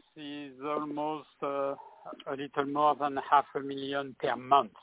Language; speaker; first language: English; non-native, fluent; French